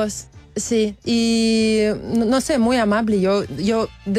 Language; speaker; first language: Spanish; non-native, learner; Russian